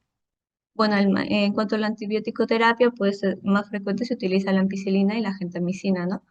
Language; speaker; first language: Spanish; native; Spanish